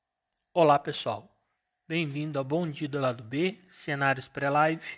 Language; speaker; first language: Portuguese; native; Portuguese